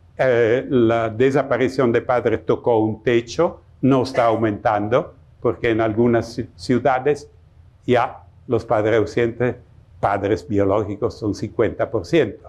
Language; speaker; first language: Spanish; non-native, fluent; Italian